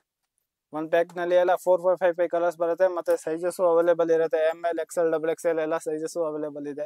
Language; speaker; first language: Kannada; non-native, local second language; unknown